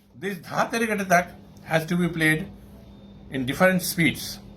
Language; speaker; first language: English; non-native, local second language; Hindi